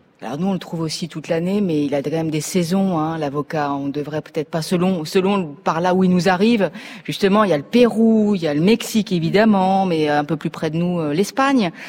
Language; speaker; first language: French; native; French